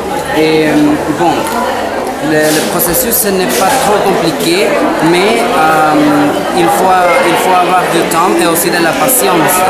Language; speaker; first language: French; non-native, fluent; Spanish